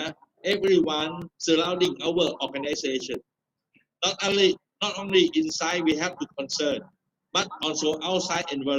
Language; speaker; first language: English; non-native, fluent; Thai